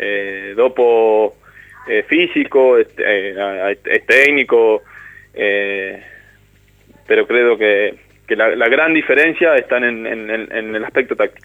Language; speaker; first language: Italian; non-native, learner; Spanish